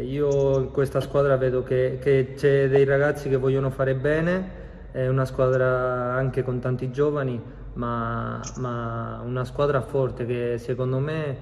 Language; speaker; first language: Italian; non-native, fluent; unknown